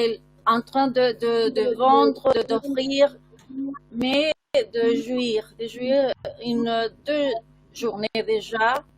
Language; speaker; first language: French; non-native, fluent; Spanish